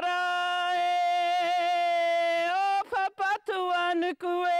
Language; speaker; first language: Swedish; non-native, fluent; Māori